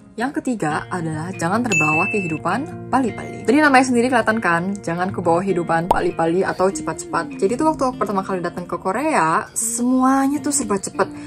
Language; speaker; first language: Indonesian; native; Indonesian